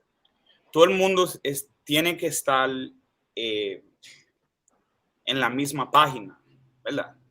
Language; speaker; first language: Spanish; early bilingual, heritage; Spanish